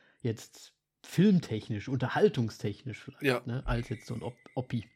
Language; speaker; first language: German; native; German